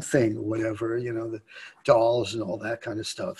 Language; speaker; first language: English; native; English